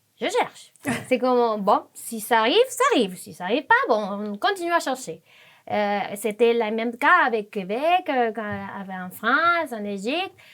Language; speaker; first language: French; non-native, fluent; Spanish